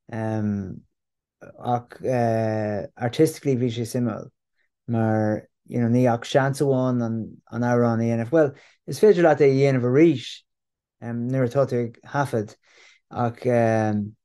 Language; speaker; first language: Irish; non-native, local second language; English